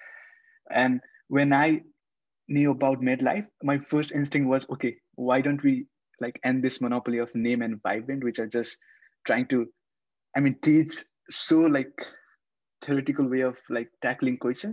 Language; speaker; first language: English; non-native, local second language; Nepali